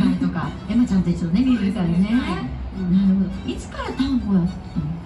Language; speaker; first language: Japanese; native; Japanese